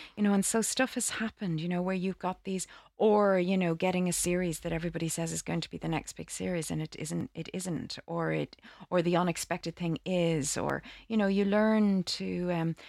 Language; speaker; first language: English; native; English